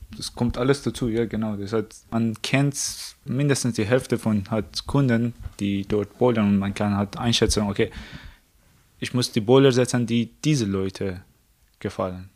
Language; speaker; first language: German; non-native, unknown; Persian